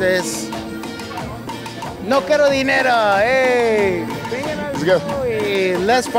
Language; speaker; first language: Spanish; early bilingual, heritage; Spanish